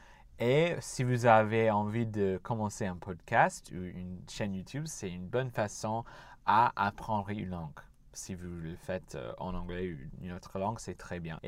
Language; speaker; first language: French; non-native, fluent; English